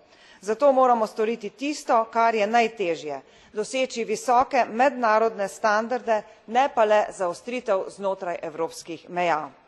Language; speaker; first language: Slovenian; native; Slovenian